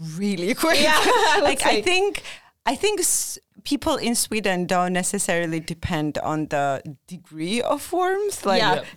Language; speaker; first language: English; non-native, fluent; Georgian